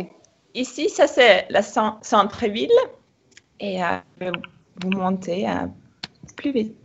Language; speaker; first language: French; non-native, fluent; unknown